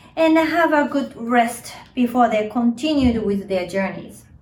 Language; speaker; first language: English; non-native, fluent; Japanese